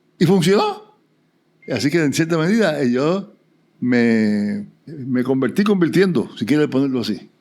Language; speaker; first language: Spanish; native; Spanish